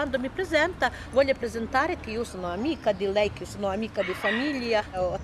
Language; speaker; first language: Italian; non-native, learner; Ukrainian